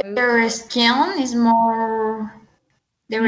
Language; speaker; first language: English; non-native, learner; Spanish